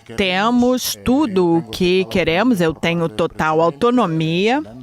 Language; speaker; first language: Portuguese; non-native, fluent; Italian